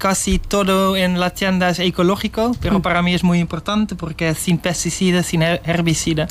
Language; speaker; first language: Spanish; non-native, learner; Dutch